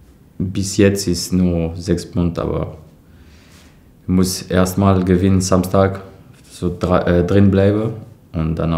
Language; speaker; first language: German; non-native, learner; French